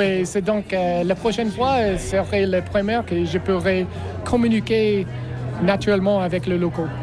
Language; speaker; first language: French; non-native, learner; English